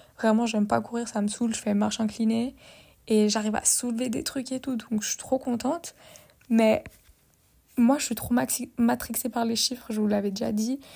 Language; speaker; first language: French; native; French